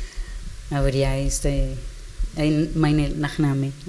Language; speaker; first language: German; non-native, learner; Spanish